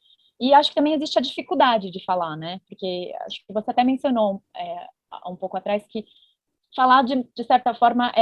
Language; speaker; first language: Portuguese; native; Portuguese